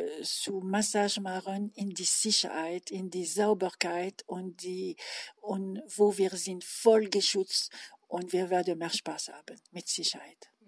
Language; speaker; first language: German; non-native, learner; French